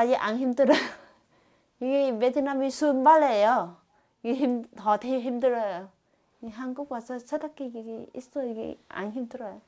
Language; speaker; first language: Korean; non-native, learner; Vietnamese